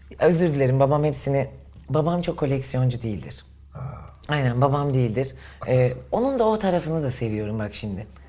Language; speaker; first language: Turkish; native; Turkish